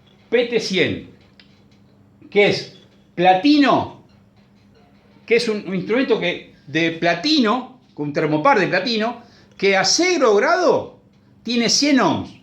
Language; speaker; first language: Spanish; native; Spanish